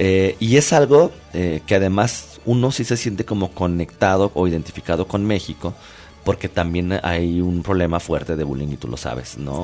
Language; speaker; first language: Spanish; native; Spanish